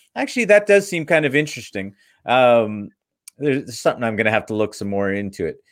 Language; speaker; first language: English; early bilingual, other home language; Hindi